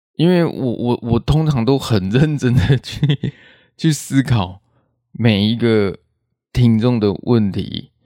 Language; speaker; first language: Chinese; native; Chinese